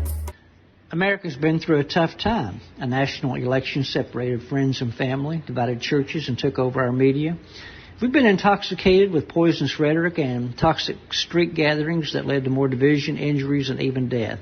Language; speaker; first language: English; native; English